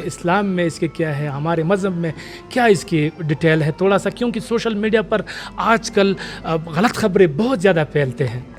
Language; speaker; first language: Urdu; non-native, local second language; Pashto